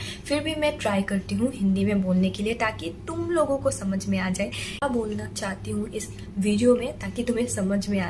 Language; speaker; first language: Hindi; non-native, local second language; Assamese